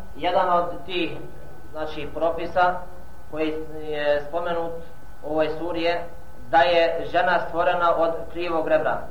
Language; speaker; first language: Bosnian; non-native, fluent; Arabic